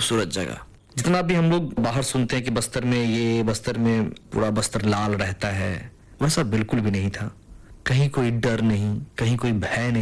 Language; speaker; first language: Hindi; non-native, local second language; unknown